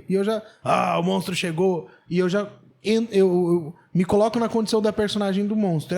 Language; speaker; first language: Portuguese; native; Portuguese